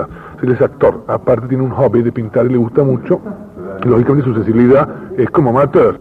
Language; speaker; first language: Spanish; native; Spanish